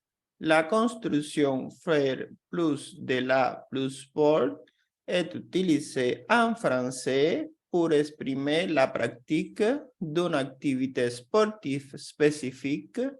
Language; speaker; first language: French; non-native, fluent; Portuguese